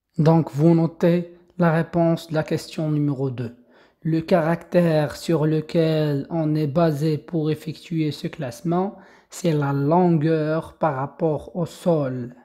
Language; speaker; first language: French; non-native, local second language; Arabic